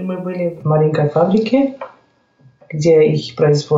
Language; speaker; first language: Russian; non-native, fluent; German